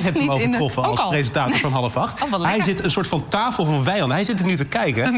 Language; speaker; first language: Dutch; native; Dutch